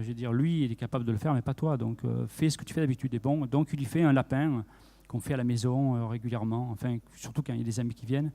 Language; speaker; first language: French; native; French